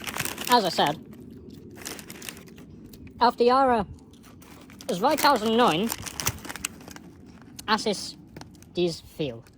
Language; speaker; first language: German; non-native, learner; English